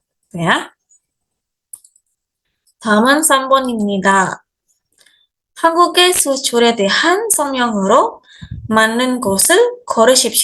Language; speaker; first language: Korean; non-native, fluent; Indonesian